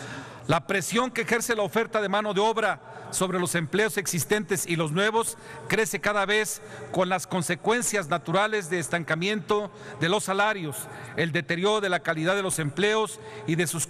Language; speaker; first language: Spanish; native; Spanish